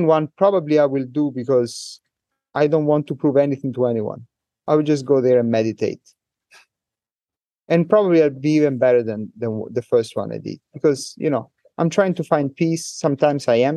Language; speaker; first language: English; non-native, fluent; Italian